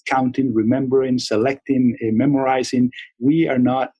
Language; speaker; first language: English; non-native, fluent; Spanish